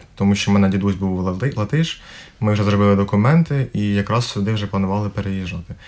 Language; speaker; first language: Ukrainian; native; Ukrainian